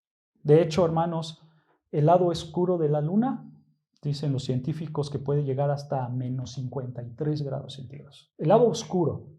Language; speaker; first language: Spanish; native; Spanish